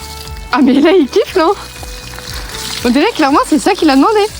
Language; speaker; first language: French; native; French